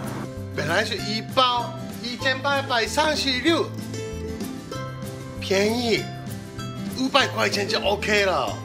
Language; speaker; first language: Chinese; non-native, fluent; Japanese